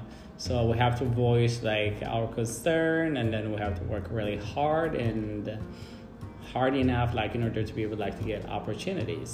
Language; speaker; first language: English; non-native, fluent; Amharic